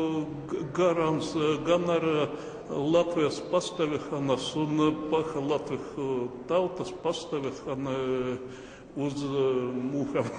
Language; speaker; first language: Latvian; non-native, local second language; Russian